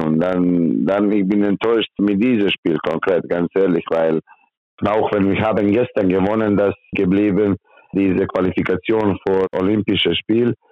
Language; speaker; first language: German; non-native, learner; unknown